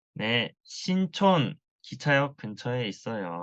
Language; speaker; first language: Korean; non-native, learner; Thai